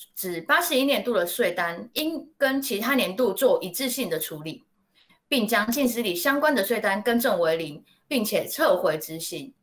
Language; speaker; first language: Chinese; native; Chinese